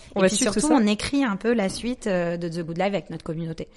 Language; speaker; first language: French; native; French